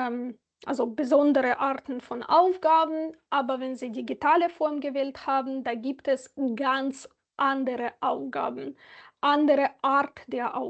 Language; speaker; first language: German; non-native, fluent; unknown